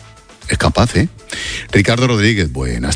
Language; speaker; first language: Spanish; native; Spanish